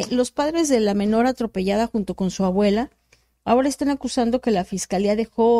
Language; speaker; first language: Spanish; native; Spanish